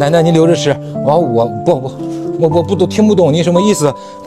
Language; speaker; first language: Chinese; native; Chinese